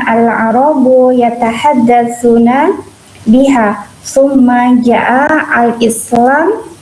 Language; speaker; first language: Arabic; non-native, learner; Indonesian